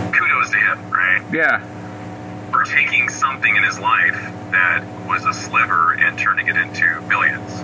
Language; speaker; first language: English; native; English